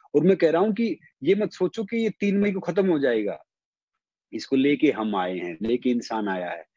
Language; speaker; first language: Hindi; native; Hindi